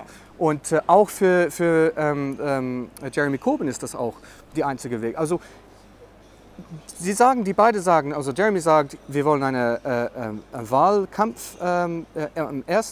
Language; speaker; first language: German; non-native, learner; English